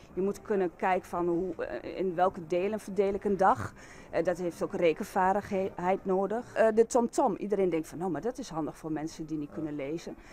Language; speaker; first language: Dutch; native; Dutch